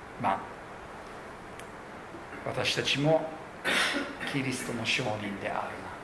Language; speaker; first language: Japanese; non-native, local second language; English